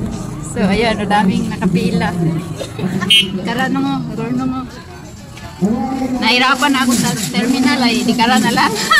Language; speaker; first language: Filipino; non-native, local second language; Aklanon